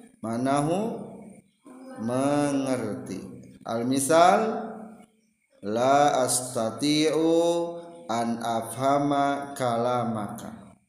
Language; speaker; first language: Arabic; non-native, fluent; Sundanese